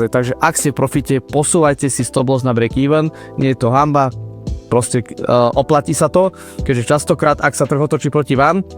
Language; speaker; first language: Slovak; native; Slovak